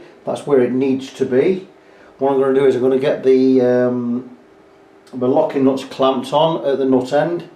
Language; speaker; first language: English; native; English